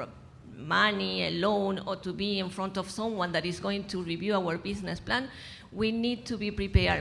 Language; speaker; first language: English; non-native, fluent; Spanish